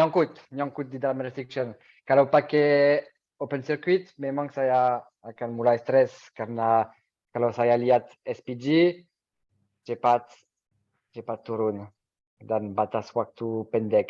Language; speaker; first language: Indonesian; non-native, fluent; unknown